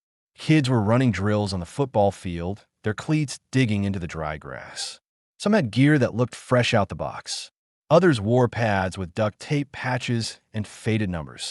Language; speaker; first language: English; native; English